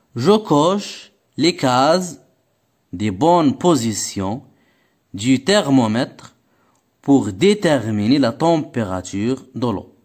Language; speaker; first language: French; non-native, local second language; Arabic